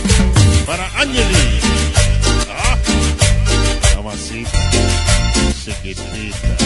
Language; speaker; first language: Spanish; native; Spanish